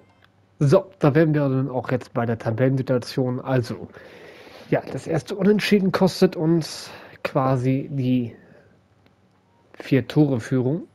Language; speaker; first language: German; native; German